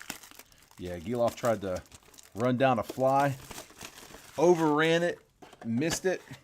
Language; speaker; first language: English; native; English